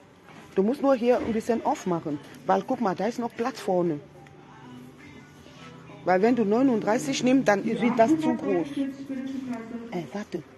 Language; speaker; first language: German; non-native, fluent; French